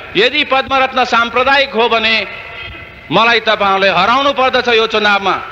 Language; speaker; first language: Nepali; non-native, local second language; Newari